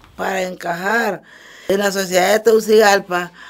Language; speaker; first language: Spanish; early bilingual, other home language; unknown